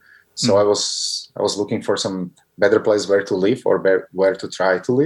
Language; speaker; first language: English; non-native, fluent; Slovak